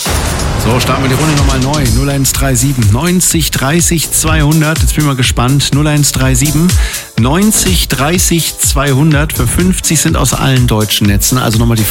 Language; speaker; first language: German; native; German